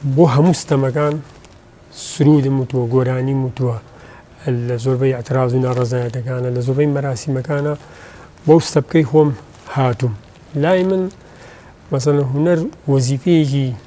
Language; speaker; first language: Central Kurdish; native; Central Kurdish